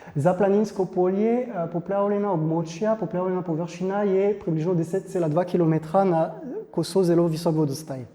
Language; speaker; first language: Slovenian; non-native, fluent; French